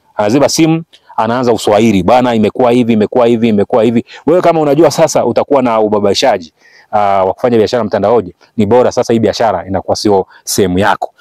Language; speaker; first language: Swahili; native; Swahili